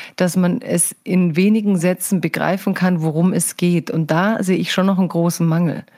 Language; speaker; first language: German; native; German